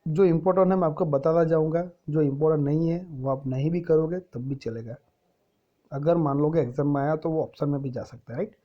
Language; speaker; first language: Hindi; non-native, local second language; Gujarati